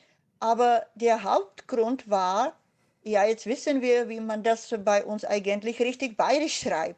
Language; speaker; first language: German; non-native, fluent; Czech